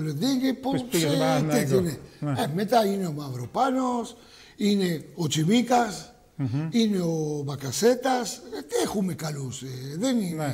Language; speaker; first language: Greek; early bilingual, heritage; Greek